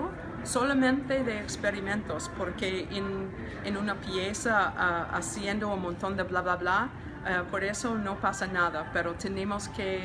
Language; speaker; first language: Spanish; non-native, learner; English